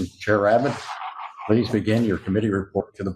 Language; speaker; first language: English; native; English